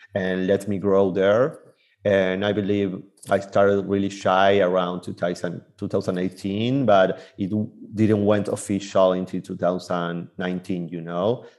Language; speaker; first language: English; non-native, fluent; Spanish